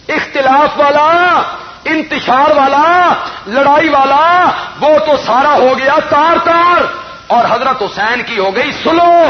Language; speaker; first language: Urdu; non-native, local second language; Punjabi